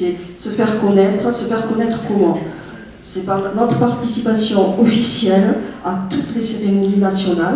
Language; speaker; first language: French; native; French